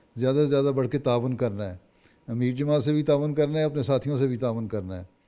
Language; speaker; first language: Urdu; native; Urdu